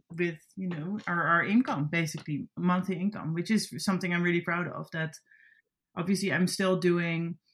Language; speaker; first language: English; non-native, fluent; Dutch